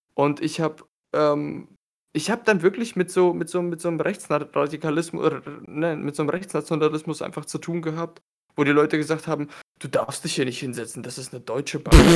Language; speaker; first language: German; early bilingual, other home language; Russian